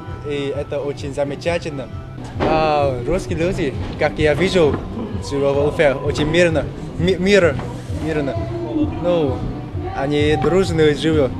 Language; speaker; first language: Russian; non-native, learner; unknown